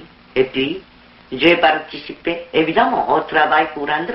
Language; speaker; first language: French; non-native, fluent; Korean